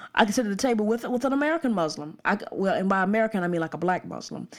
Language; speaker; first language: English; native; English